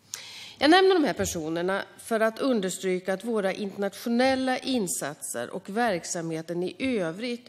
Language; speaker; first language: Swedish; native; Swedish